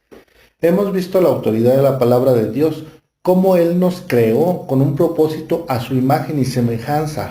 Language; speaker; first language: Spanish; native; Spanish